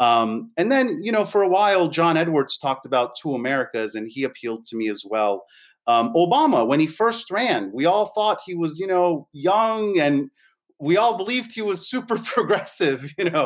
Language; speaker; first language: English; native; English